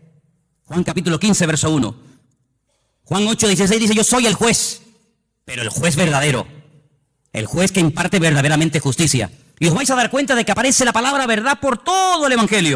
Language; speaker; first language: Spanish; native; Spanish